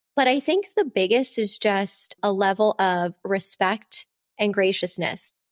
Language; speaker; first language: English; native; English